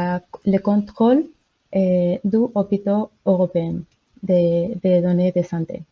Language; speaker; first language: French; non-native, learner; Spanish